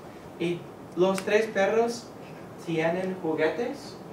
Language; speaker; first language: Spanish; non-native, fluent; English